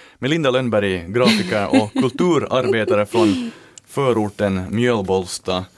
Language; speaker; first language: Swedish; native; Swedish